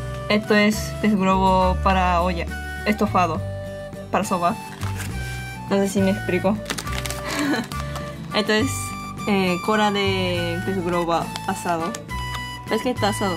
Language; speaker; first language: Spanish; non-native, fluent; Japanese